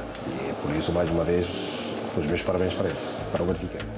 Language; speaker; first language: Portuguese; non-native, fluent; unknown